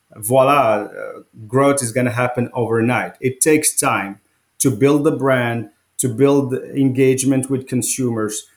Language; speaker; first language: English; non-native, fluent; Arabic